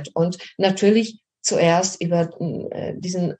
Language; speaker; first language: German; non-native, fluent; Polish